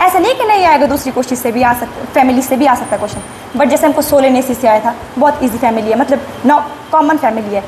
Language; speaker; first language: Hindi; native; Hindi